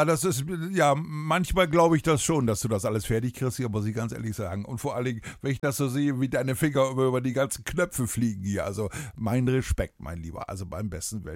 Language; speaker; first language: German; native; German